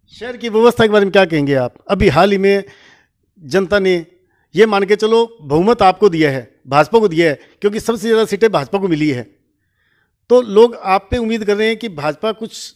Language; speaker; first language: Hindi; native; Hindi